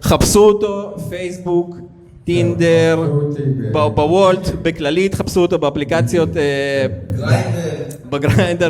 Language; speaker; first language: Hebrew; native; Hebrew